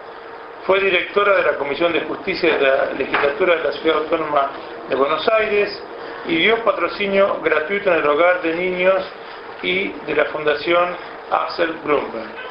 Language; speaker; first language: Spanish; native; Spanish